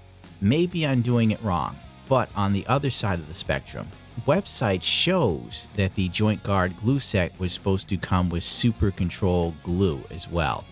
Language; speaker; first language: English; native; English